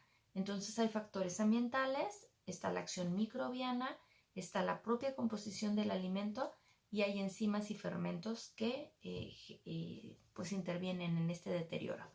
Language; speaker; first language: Spanish; native; Spanish